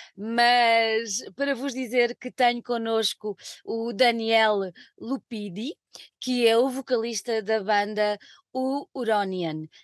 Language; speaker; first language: Portuguese; native; Portuguese